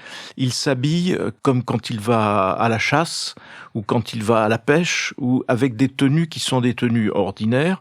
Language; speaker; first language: French; native; French